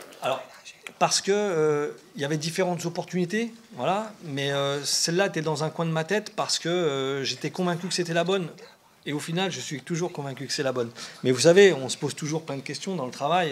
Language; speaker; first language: French; native; French